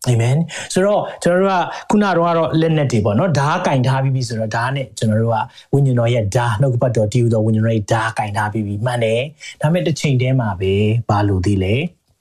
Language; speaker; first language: Burmese; non-native, local second language; Hakha Chin